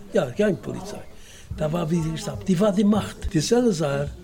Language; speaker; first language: German; non-native, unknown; Portuguese